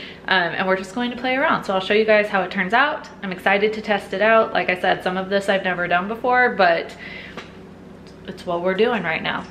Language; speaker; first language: English; native; English